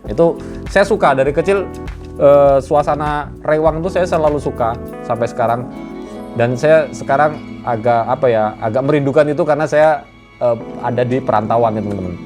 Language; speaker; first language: Indonesian; non-native, local second language; Javanese